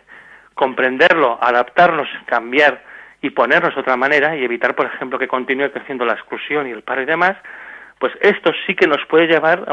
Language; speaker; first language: Spanish; native; Spanish